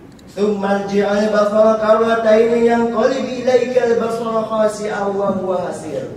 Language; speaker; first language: Arabic; non-native, learner; Indonesian